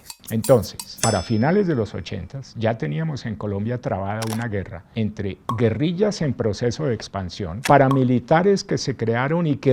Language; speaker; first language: Spanish; native; Spanish